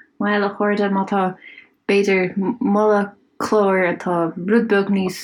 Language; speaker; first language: Irish; native; Irish